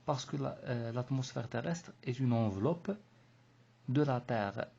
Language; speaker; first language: French; non-native, local second language; Arabic